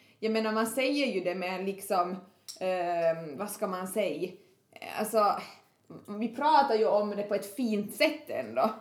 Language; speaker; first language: Swedish; native; Swedish